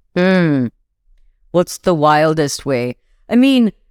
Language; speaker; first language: English; non-native, local second language; Urdu